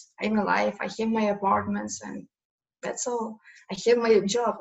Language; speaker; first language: English; non-native, learner; Ukrainian